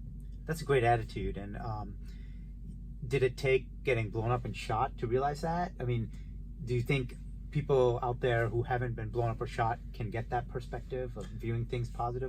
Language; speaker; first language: English; native; English